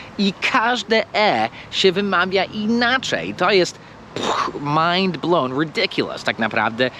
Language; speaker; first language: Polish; non-native, fluent; English